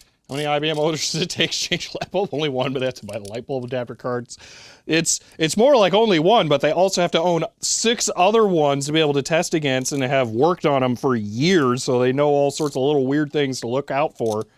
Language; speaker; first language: English; native; English